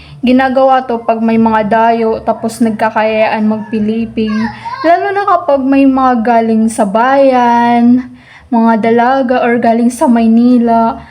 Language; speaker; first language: Filipino; non-native, local second language; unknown